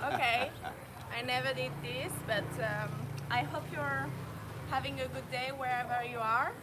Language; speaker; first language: English; non-native, fluent; French